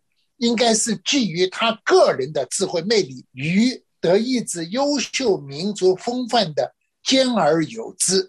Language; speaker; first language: Chinese; native; Chinese